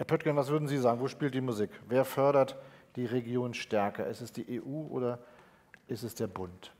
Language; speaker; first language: German; native; German